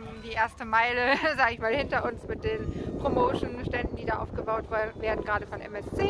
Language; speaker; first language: German; native; German